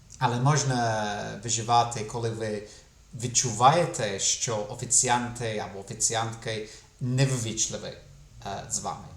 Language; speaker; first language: Ukrainian; non-native, fluent; English